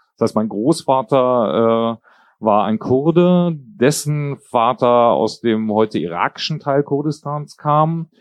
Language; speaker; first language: German; native; German